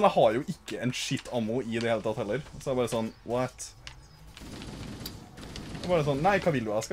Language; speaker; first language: Norwegian; native; Norwegian